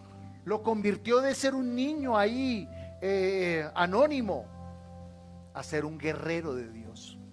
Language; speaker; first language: Spanish; native; Spanish